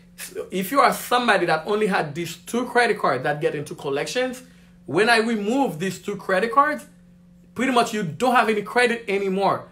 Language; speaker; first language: English; non-native, fluent; Haitian Creole